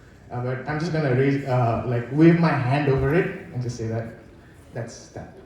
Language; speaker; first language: English; non-native, local second language; Nepali